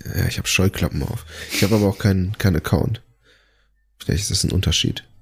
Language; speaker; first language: German; native; German